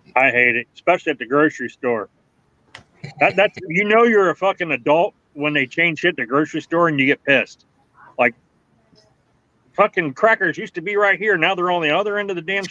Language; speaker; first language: English; native; English